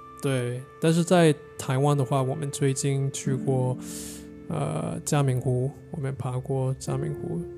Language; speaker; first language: Chinese; non-native, learner; English